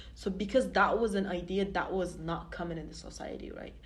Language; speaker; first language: English; non-native, fluent; Turkish